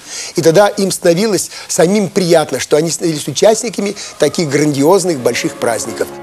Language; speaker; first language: Russian; native; Russian